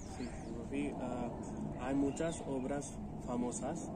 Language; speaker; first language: Spanish; non-native, learner; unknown